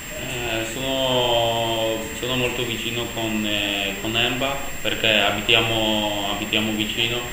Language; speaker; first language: Italian; non-native, learner; Polish